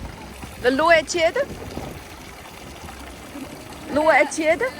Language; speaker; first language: French; non-native, learner; Chinese